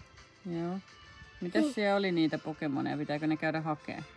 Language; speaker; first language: Finnish; native; Finnish